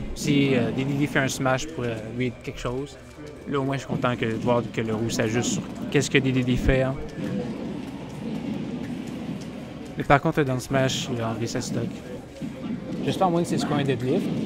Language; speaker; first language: French; native; French